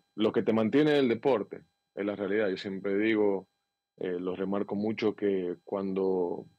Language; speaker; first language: Spanish; native; Spanish